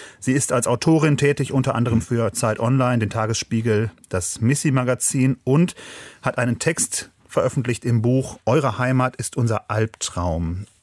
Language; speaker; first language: German; native; German